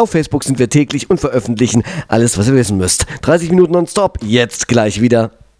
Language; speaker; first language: German; native; German